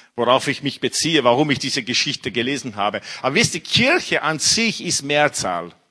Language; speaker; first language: German; non-native, fluent; Italian